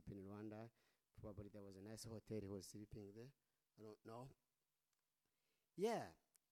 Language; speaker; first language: English; non-native, local second language; Kinyarwanda